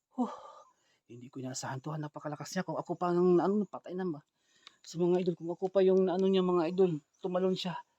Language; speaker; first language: Filipino; non-native, local second language; Cebuano